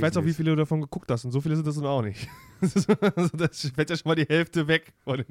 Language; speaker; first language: German; native; German